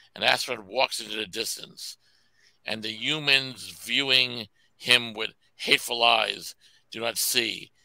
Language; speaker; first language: English; native; English